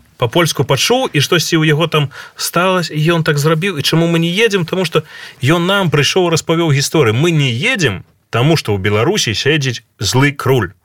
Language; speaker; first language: Belarusian; native; Belarusian